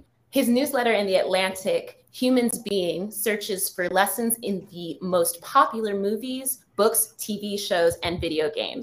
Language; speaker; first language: English; native; English